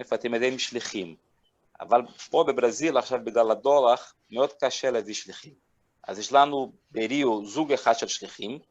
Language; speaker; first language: Hebrew; non-native, fluent; Portuguese